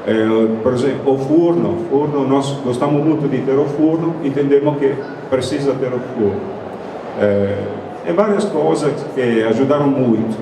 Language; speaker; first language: Portuguese; non-native, fluent; Italian